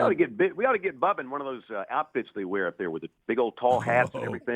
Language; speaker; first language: English; native; English